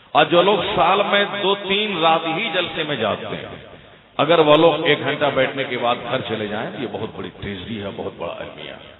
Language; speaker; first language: Urdu; non-native, local second language; Odia